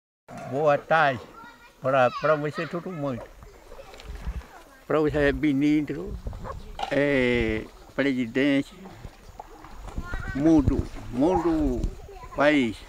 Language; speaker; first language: Portuguese; non-native, local second language; Kayapó